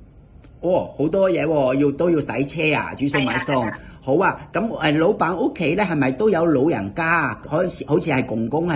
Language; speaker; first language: Cantonese; native; Cantonese